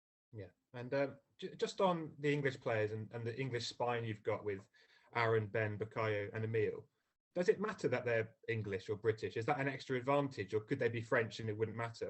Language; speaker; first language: English; native; English